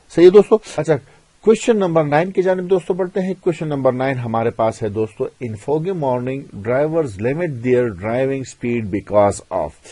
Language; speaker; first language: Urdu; non-native, local second language; Pashto